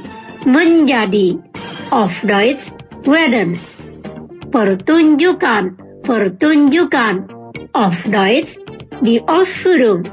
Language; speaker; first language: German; non-native, fluent; Indonesian